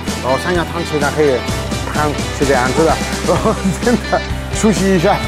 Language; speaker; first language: Chinese; non-native, learner; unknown